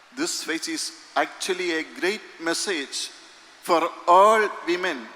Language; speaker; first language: English; non-native, local second language; Malayalam